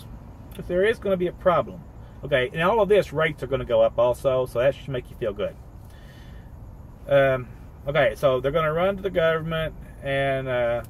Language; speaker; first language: English; native; English